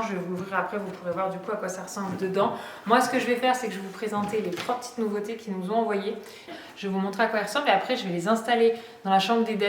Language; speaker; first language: French; native; French